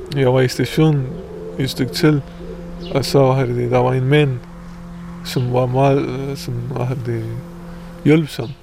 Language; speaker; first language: Danish; non-native, fluent; Persian